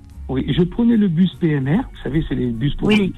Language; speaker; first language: French; native; French